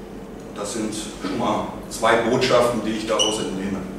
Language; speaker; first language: German; native; German